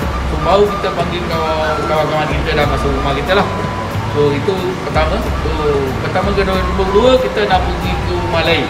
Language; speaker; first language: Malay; non-native, local second language; Tamil